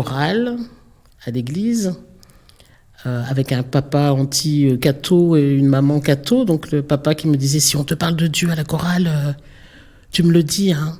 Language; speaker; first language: French; native; French